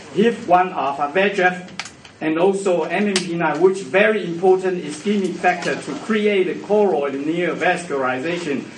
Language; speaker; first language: English; non-native, fluent; Chinese